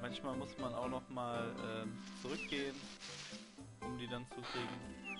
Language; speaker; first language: German; native; German